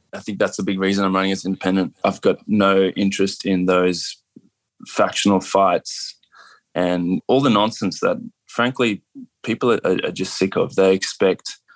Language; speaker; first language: English; native; English